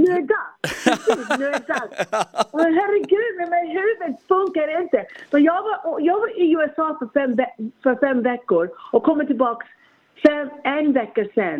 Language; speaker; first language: Swedish; non-native, learner; English